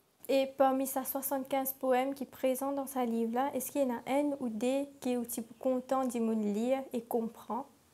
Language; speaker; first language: French; non-native, local second language; Morisyen